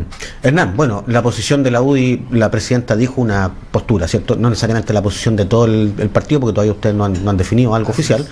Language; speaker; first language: Spanish; native; Spanish